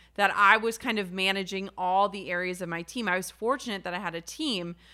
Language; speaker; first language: English; native; English